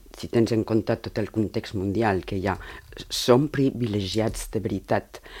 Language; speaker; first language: Catalan; early bilingual, heritage; Catalan